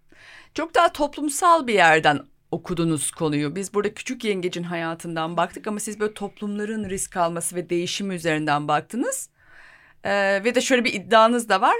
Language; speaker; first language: Turkish; native; Turkish